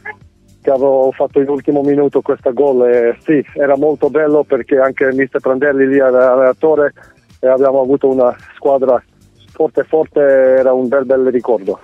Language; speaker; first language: Italian; non-native, fluent; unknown